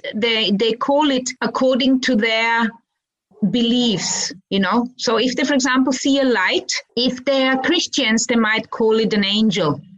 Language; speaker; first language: English; early bilingual, other home language; Croatian